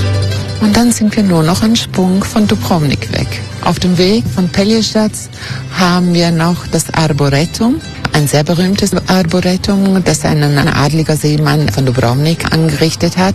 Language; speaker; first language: German; non-native, fluent; Croatian